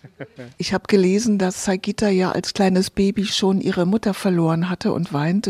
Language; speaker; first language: German; native; German